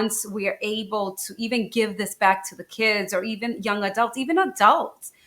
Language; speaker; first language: English; native; English